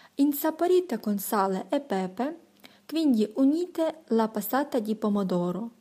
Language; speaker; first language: Italian; non-native, learner; Ukrainian